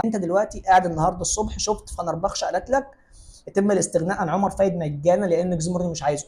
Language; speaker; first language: Arabic; native; Arabic